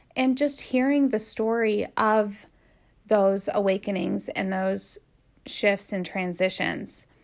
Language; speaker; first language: English; native; English